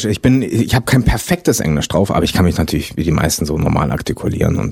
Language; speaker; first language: German; non-native, local second language; French